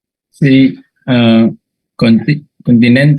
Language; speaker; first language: Spanish; non-native, learner; Vietnamese